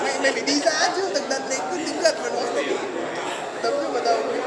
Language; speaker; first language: Vietnamese; native; Vietnamese